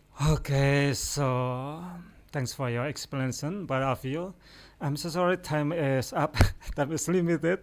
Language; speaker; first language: English; non-native, fluent; Indonesian